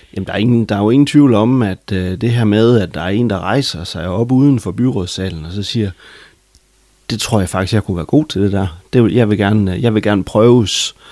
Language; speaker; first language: Danish; native; Danish